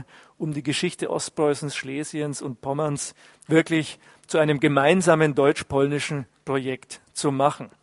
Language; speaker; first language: German; native; German